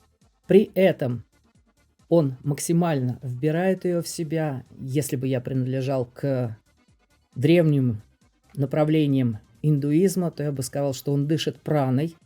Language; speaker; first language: Russian; native; Russian